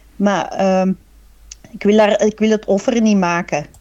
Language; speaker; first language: Dutch; native; Dutch